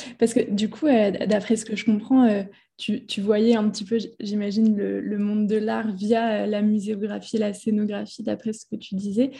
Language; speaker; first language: French; native; French